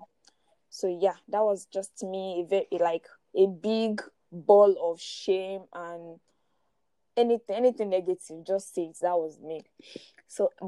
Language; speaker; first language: English; non-native, local second language; Yoruba